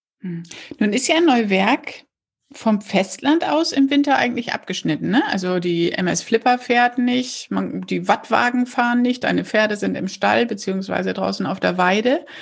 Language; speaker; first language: German; native; German